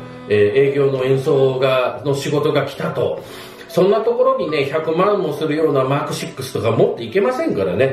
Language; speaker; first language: Japanese; native; Japanese